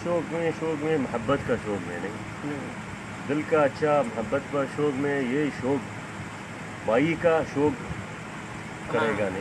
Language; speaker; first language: Hindi; non-native, learner; Arabic